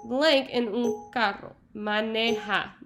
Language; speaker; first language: Spanish; non-native, learner; English